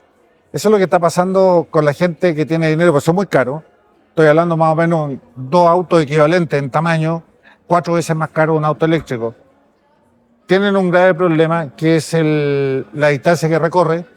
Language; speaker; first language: Spanish; native; Spanish